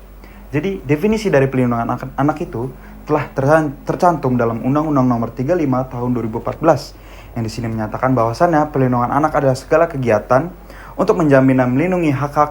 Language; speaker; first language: Indonesian; native; Indonesian